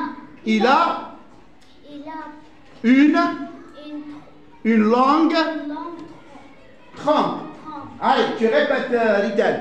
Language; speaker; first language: French; non-native, fluent; Arabic